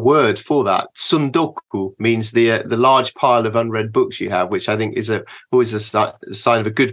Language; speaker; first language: English; native; English